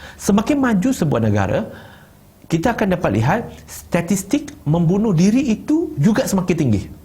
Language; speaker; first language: Malay; non-native, local second language; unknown